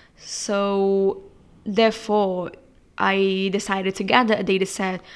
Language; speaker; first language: English; non-native, fluent; Portuguese